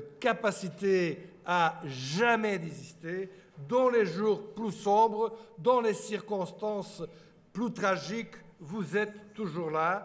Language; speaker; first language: French; non-native, fluent; Portuguese